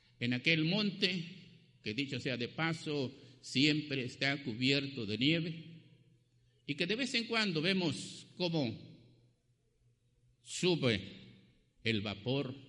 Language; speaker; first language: Spanish; native; Spanish